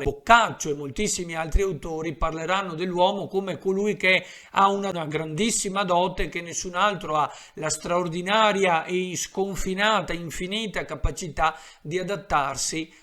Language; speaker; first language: Italian; native; Italian